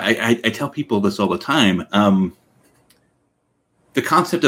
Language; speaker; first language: English; native; English